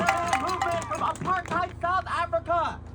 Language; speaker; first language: English; native; English